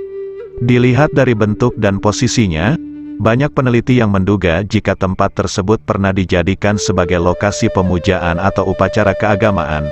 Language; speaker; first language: Indonesian; native; Indonesian